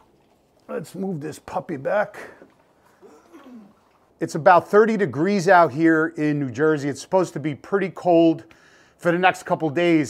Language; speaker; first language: English; native; English